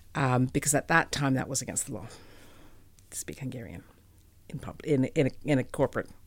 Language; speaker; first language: English; native; English